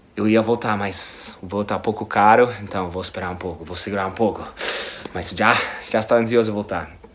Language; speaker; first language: Portuguese; non-native, fluent; English